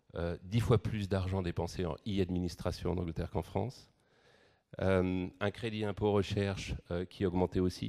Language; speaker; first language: French; native; French